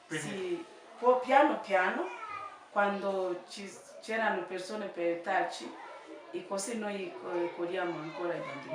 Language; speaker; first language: Italian; non-native, learner; French